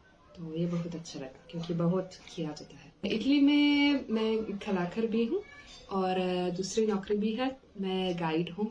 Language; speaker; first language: Hindi; non-native, fluent; Italian